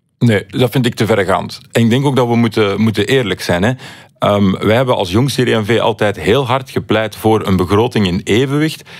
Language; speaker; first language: Dutch; native; Dutch